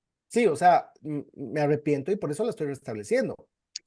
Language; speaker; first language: Spanish; native; Spanish